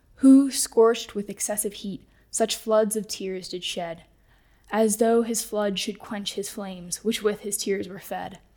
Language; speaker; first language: English; native; English